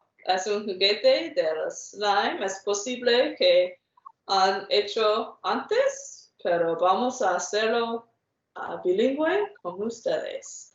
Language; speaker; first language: Spanish; non-native, fluent; English